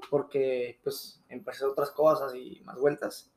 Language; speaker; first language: Spanish; native; Spanish